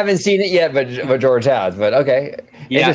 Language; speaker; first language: English; native; English